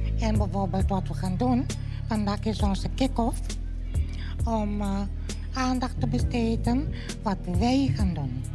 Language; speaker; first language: Dutch; non-native, local second language; Papiamento